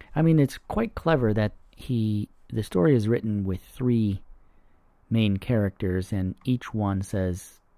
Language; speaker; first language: English; native; English